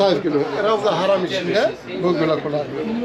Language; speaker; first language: Turkish; non-native, learner; Arabic